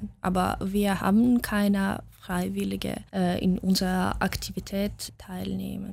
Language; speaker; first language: German; non-native, fluent; Russian